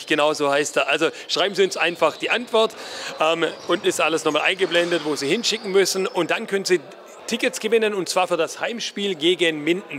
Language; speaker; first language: German; native; German